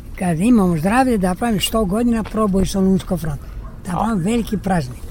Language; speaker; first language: Serbian; early bilingual, heritage; Serbian